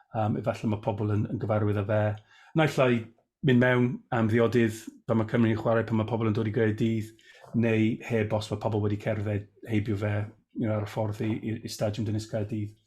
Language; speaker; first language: Welsh; non-native, local second language; English